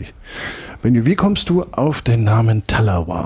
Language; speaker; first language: German; native; German